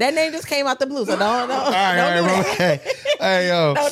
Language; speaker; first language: English; native; English